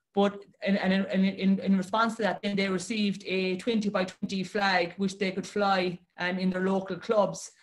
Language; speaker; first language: English; native; English